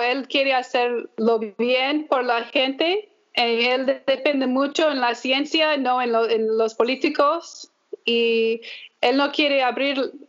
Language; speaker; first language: Spanish; early bilingual, heritage; English